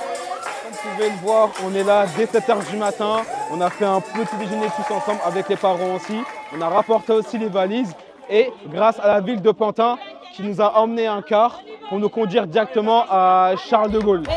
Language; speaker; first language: French; native; French